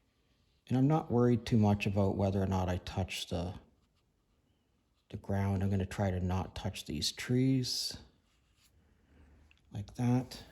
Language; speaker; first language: English; native; English